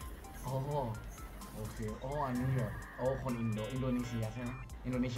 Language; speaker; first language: English; non-native, fluent; Indonesian